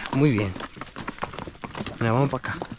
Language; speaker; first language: Spanish; non-native, learner; German